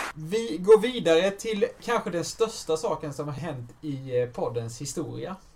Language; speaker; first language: Swedish; native; Swedish